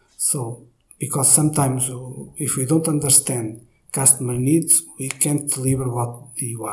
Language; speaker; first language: English; non-native, fluent; Portuguese